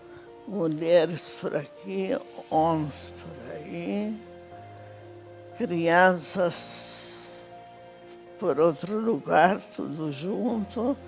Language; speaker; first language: Portuguese; non-native, fluent; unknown